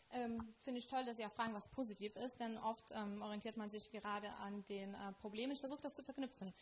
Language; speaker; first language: German; non-native, fluent; Lithuanian